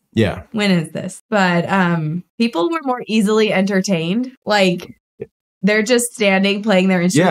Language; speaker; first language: English; native; English